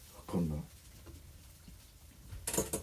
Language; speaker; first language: Japanese; native; Japanese